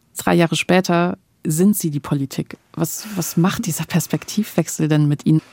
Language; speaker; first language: German; native; German